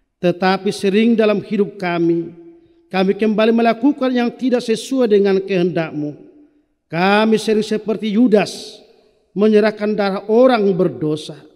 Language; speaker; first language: Indonesian; non-native, local second language; Batak Toba